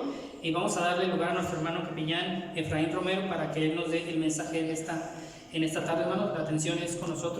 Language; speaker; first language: Spanish; native; Spanish